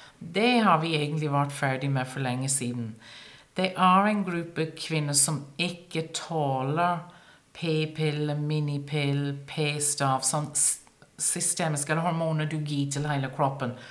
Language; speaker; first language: Norwegian; non-native, fluent; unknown